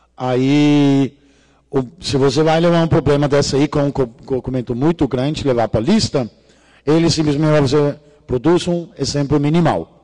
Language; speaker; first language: Portuguese; non-native, fluent; Danish